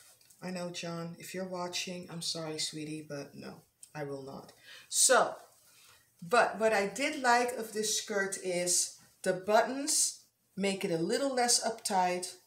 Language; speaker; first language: English; non-native, fluent; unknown